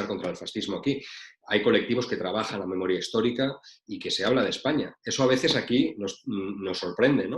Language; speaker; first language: Spanish; native; Spanish